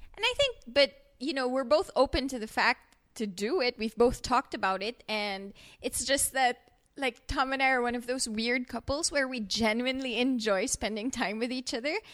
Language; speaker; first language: English; non-native, local second language; Filipino